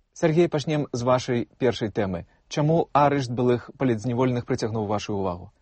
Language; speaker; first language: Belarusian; native; Belarusian